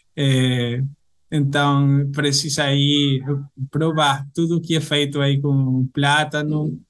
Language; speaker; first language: Portuguese; non-native, fluent; Spanish